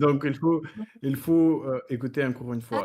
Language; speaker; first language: French; non-native, fluent; Russian